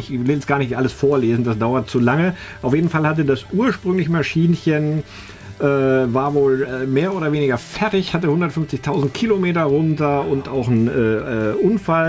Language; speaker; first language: German; native; German